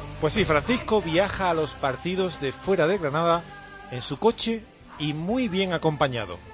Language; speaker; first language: Spanish; native; Spanish